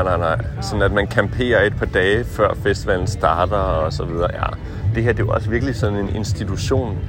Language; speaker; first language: Danish; native; Danish